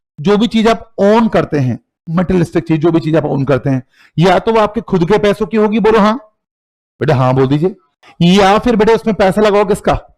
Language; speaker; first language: Hindi; native; Hindi